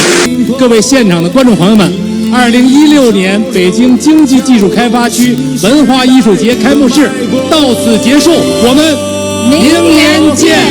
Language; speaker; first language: Chinese; native; Chinese